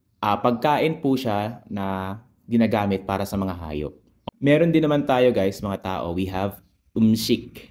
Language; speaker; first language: Filipino; non-native, local second language; Cebuano